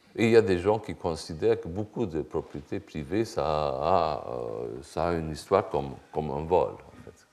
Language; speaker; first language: French; non-native, fluent; Swedish